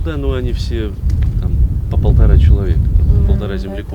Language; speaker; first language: Russian; native; Russian